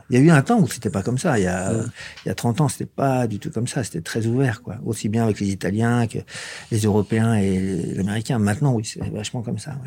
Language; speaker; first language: French; native; French